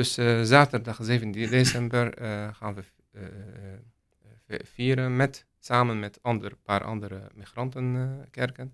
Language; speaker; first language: Dutch; non-native, learner; Arabic